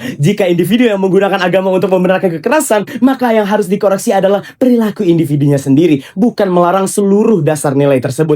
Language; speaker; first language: Indonesian; native; Indonesian